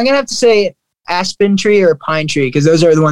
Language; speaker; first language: English; native; English